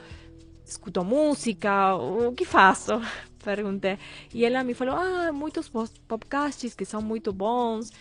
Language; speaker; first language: Portuguese; non-native, fluent; Spanish